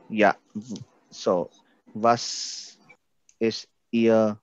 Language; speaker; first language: German; non-native, fluent; Hindi